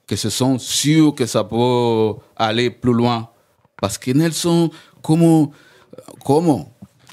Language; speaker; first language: French; non-native, learner; Spanish